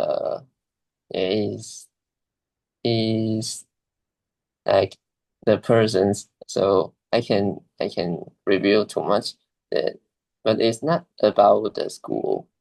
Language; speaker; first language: English; non-native, learner; Chinese